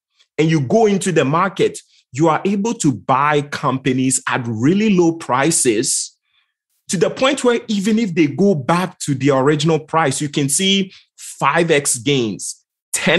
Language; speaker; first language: English; non-native, local second language; Akan